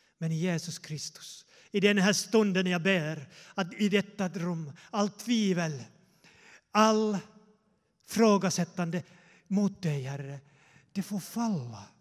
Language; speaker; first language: Swedish; non-native, fluent; Finnish